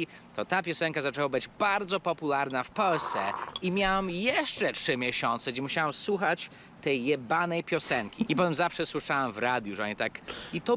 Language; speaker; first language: Polish; non-native, fluent; English